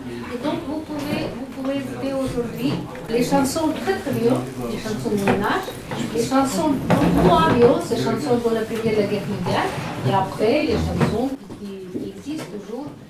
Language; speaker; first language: French; non-native, learner; Russian